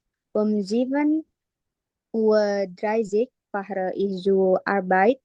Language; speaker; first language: German; non-native, learner; Indonesian